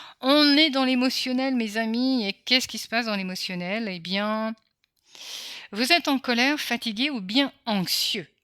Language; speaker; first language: French; early bilingual, other home language; Portuguese